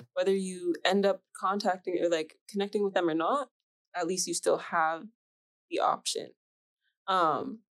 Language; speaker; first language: English; native; English